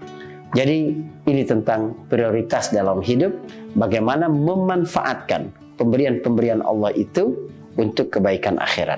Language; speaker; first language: Indonesian; native; Indonesian